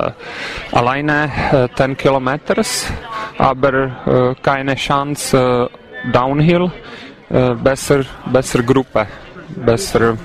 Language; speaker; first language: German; non-native, learner; Slovak